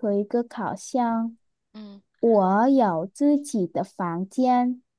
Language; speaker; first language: Chinese; non-native, learner; Vietnamese